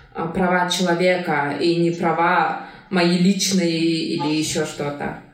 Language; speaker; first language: Russian; non-native, local second language; Kyrgyz